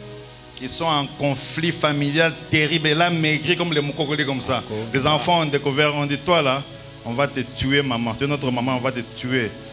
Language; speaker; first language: French; non-native, local second language; Lingala